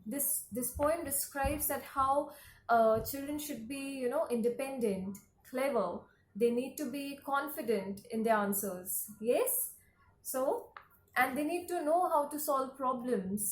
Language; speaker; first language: English; non-native, local second language; Hindi